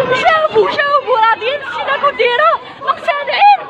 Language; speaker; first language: Arabic; native; Arabic